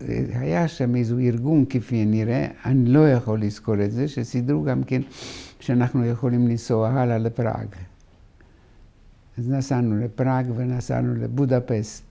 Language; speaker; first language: Hebrew; non-native, fluent; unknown